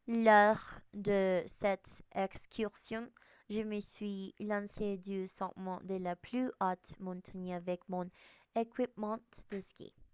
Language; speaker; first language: French; non-native, learner; Spanish